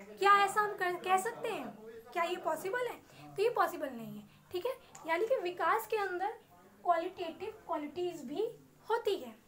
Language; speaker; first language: Hindi; native; Hindi